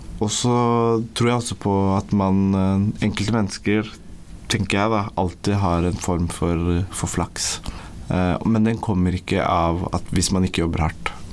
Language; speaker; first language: Norwegian; early bilingual, other home language; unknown